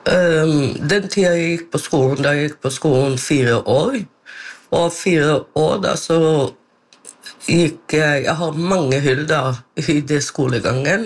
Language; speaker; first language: Norwegian; non-native, local second language; Romany